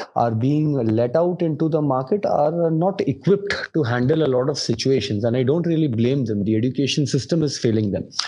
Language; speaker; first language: English; non-native, local second language; Hindi